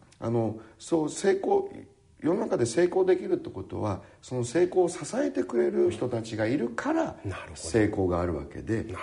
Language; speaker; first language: Japanese; native; Japanese